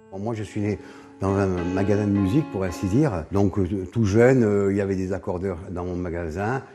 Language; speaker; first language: French; native; French